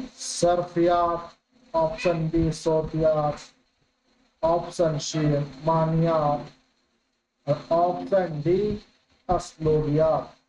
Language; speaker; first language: Hindi; native; Hindi